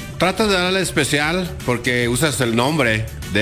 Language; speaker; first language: Spanish; native; Spanish